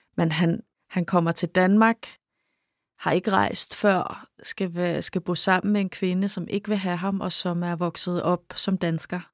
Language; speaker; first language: Danish; native; Danish